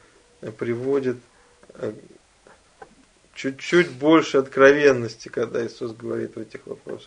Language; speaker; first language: Russian; native; Russian